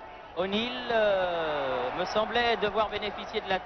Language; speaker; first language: French; native; French